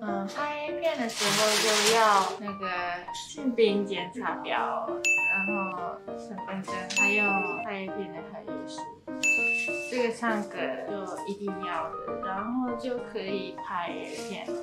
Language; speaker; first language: Chinese; early bilingual, heritage; Japanese